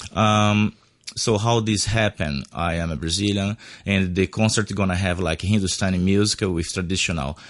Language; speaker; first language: English; non-native, fluent; Portuguese